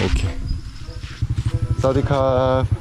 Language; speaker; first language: Thai; non-native, learner; Korean